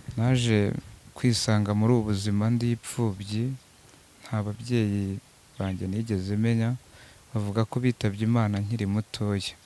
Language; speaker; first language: Kinyarwanda; native; Kinyarwanda